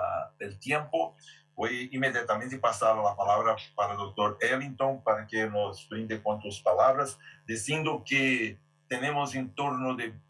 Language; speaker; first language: Spanish; non-native, fluent; Portuguese